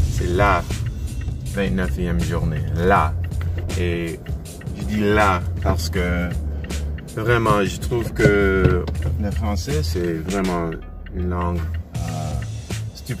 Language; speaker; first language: French; non-native, learner; English